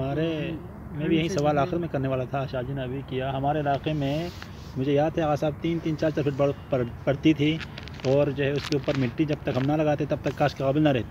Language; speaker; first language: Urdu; non-native, local second language; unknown